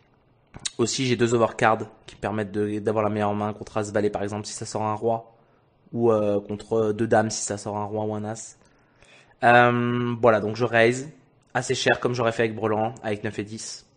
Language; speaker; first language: French; native; French